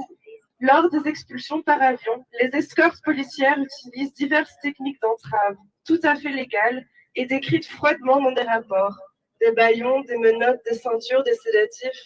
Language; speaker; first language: French; native; French